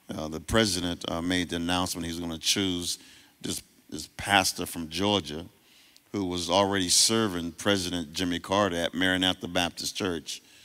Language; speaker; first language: English; native; English